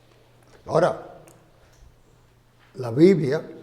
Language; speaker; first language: Spanish; non-native, fluent; English